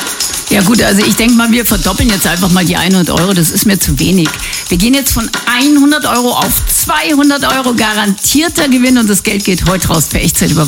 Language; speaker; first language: German; native; German